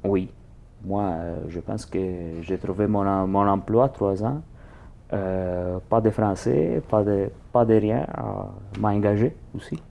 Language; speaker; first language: French; non-native, learner; Italian